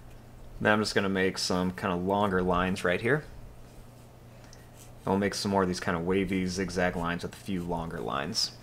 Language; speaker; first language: English; native; English